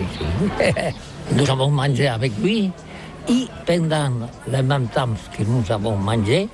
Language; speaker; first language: French; non-native, learner; Catalan